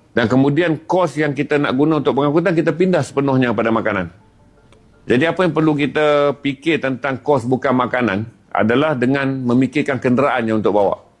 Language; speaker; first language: Malay; native; Malay